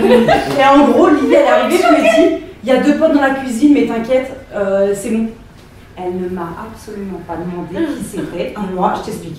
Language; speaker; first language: French; native; French